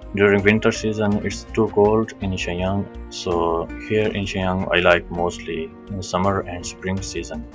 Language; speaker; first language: English; non-native, local second language; Punjabi